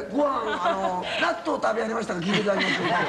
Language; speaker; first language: Japanese; native; Japanese